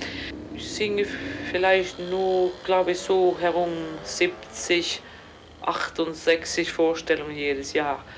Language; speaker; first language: German; non-native, fluent; Swedish